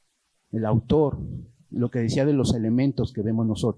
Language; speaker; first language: Spanish; native; Spanish